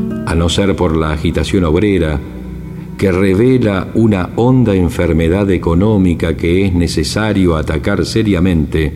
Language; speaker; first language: Spanish; native; Spanish